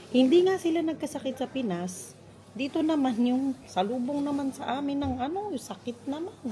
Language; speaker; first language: Filipino; non-native, local second language; Pampanga